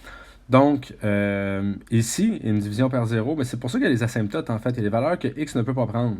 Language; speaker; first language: French; native; French